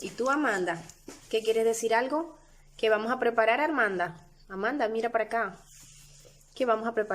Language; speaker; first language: Spanish; native; Spanish